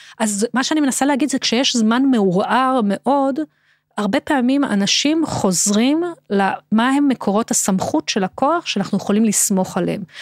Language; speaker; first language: Hebrew; native; Hebrew